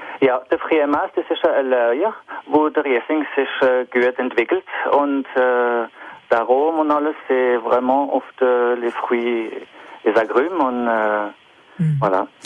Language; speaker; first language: German; non-native, local second language; French